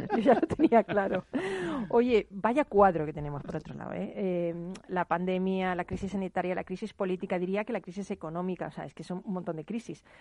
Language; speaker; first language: Spanish; native; Spanish